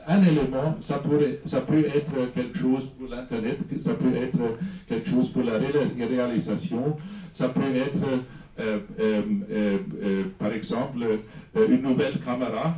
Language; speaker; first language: French; non-native, fluent; German